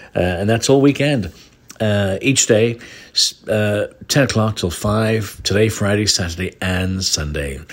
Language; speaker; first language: English; native; English